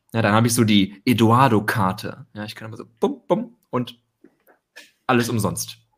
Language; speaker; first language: German; native; German